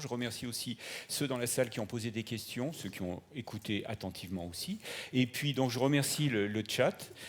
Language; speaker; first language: French; native; French